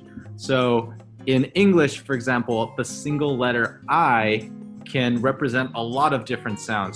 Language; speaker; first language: English; early bilingual, other home language; Chinese